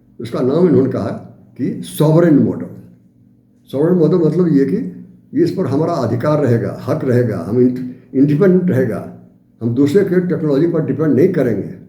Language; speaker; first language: Hindi; native; Hindi